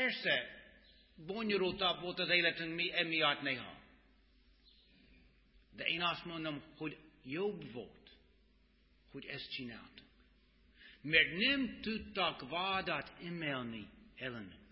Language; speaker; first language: Hungarian; non-native, fluent; English